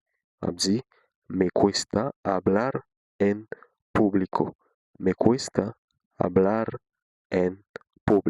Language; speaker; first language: Spanish; non-native, fluent; Haitian Creole